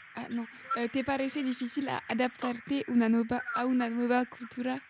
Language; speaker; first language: Spanish; non-native, learner; French